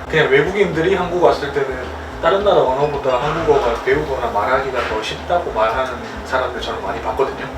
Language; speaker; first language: Korean; native; Korean